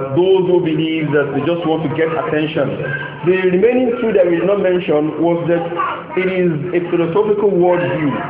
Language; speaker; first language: English; non-native, local second language; Yoruba